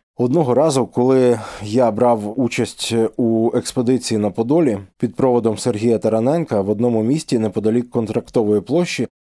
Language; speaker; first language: Ukrainian; native; Ukrainian